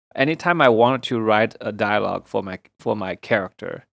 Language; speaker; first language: English; non-native, fluent; Chinese